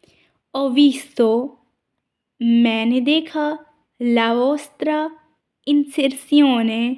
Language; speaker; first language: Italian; non-native, fluent; Urdu